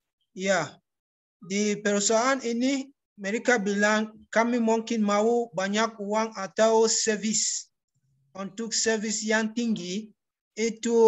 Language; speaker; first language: Indonesian; non-native, learner; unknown